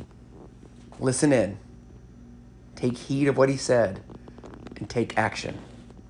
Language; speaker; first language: English; native; English